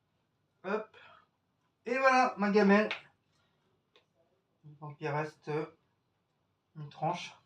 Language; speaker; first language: French; native; French